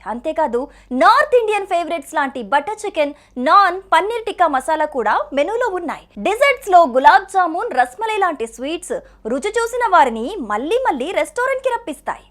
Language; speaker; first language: Telugu; native; Telugu